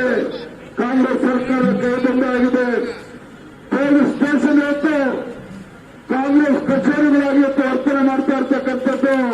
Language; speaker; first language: Kannada; native; Kannada